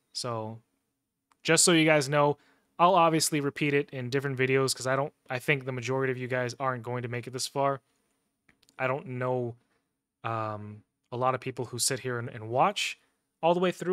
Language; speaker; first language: English; native; English